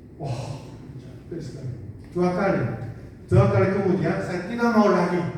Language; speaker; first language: Indonesian; non-native, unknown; Korean